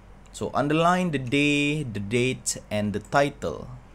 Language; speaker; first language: English; non-native, local second language; Malay